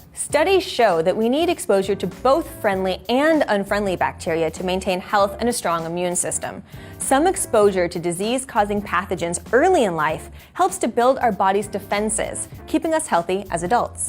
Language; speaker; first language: English; native; English